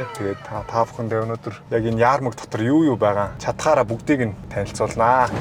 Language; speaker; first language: Mongolian; native; Mongolian